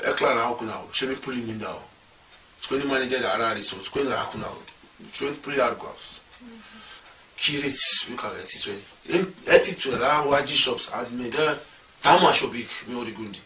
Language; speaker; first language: Georgian; non-native, learner; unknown